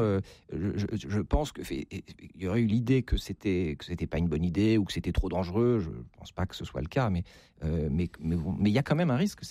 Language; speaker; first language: French; native; French